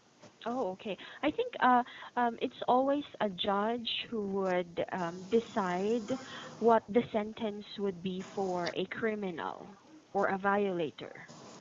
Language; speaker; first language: English; non-native, fluent; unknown